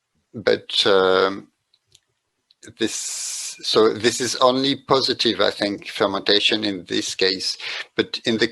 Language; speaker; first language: English; non-native, fluent; French